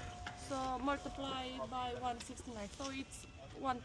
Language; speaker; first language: English; non-native, fluent; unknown